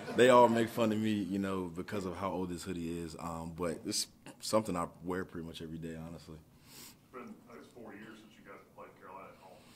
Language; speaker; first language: English; native; English